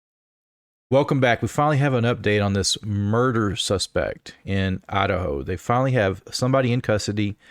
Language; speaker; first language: English; native; English